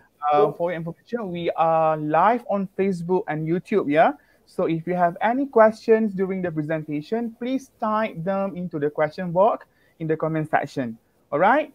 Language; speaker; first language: English; non-native, local second language; Malay